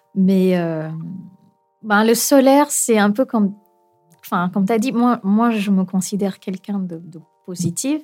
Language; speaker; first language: French; non-native, fluent; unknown